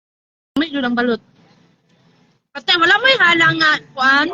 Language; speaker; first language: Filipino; non-native, local second language; Cebuano